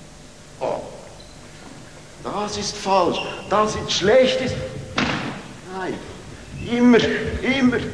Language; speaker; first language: German; non-native, fluent; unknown